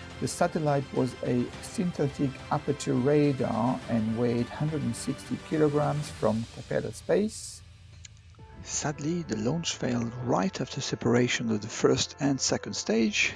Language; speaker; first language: English; non-native, fluent; French